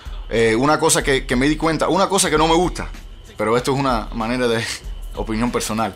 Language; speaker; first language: Spanish; early bilingual, heritage; Spanish